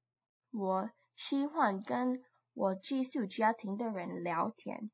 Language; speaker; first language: Chinese; non-native, learner; English